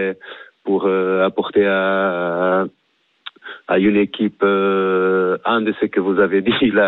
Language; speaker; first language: French; non-native, fluent; Portuguese